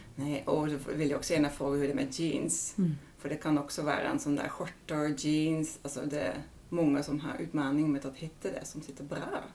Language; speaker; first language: Swedish; non-native, fluent; Dutch